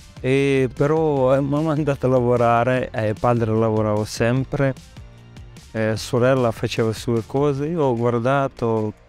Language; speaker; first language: Italian; non-native, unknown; Russian